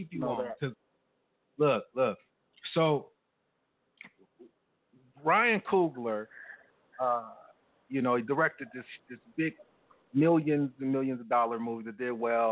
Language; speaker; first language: English; native; English